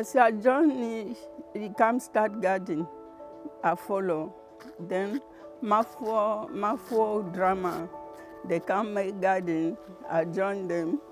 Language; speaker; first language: English; non-native, learner; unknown